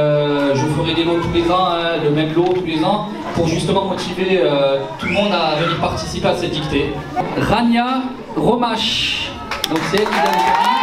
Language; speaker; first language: French; native; French